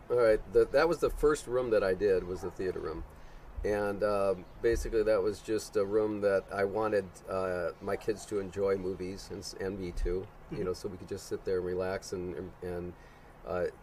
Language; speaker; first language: English; native; English